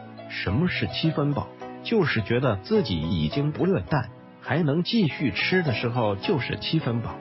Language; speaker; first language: Chinese; native; Chinese